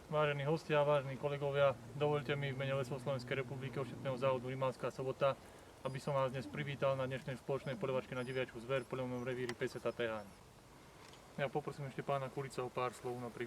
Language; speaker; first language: Slovak; native; Slovak